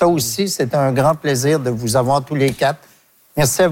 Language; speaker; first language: French; native; French